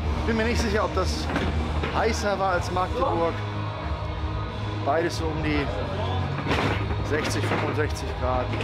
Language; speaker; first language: German; native; German